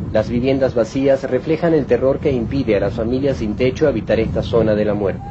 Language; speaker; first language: Spanish; native; Spanish